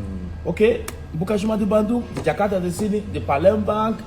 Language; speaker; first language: Indonesian; non-native, fluent; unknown